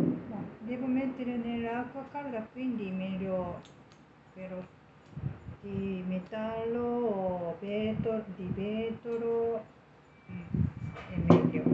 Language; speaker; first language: Italian; non-native, learner; Japanese